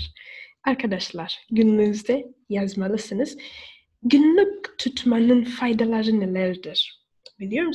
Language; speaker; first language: Turkish; non-native, fluent; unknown